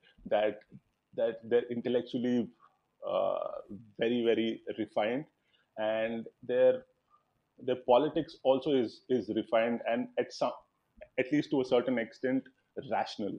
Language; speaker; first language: English; non-native, local second language; Telugu